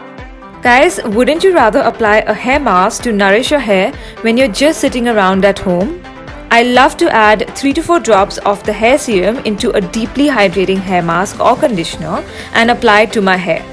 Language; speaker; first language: English; non-native, local second language; Hindi